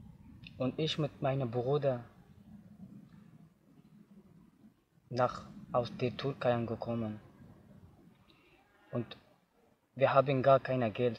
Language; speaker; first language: German; non-native, learner; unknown